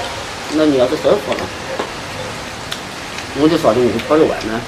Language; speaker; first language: Chinese; native; Chinese